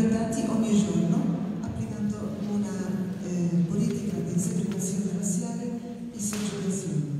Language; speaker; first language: Italian; non-native, fluent; Arabic